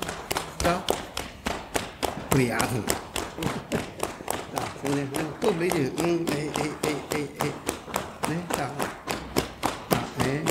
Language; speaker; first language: Russian; non-native, learner; Chinese